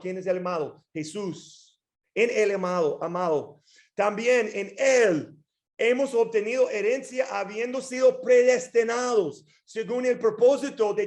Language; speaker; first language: Spanish; non-native, fluent; English